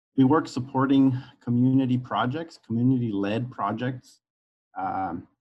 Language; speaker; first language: English; non-native, fluent; Spanish